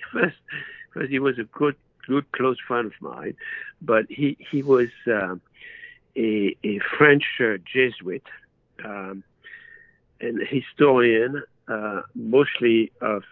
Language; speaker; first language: English; non-native, fluent; French